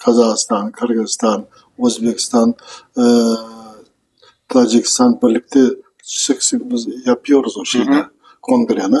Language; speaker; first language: Turkish; non-native, learner; Kazakh